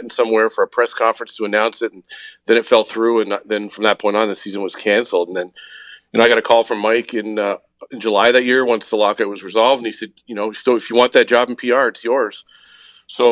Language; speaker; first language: English; native; English